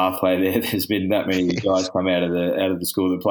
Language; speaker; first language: English; native; English